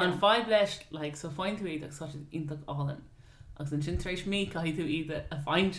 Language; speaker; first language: Irish; non-native, local second language; English